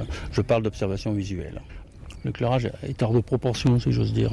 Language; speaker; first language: French; native; French